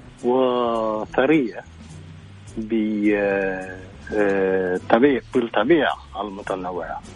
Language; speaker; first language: Arabic; non-native, fluent; Japanese